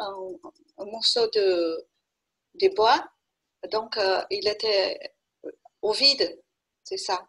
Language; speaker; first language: French; non-native, fluent; Portuguese